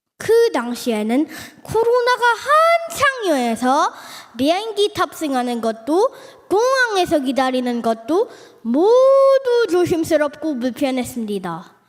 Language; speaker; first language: Korean; early bilingual, other home language; Filipino